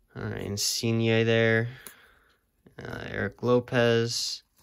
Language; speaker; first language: English; native; English